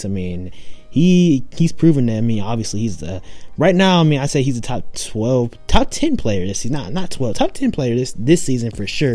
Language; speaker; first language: English; native; English